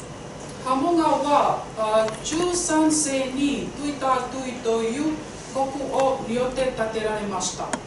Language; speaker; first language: Japanese; non-native, learner; Tongan